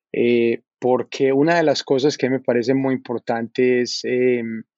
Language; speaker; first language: Spanish; native; Spanish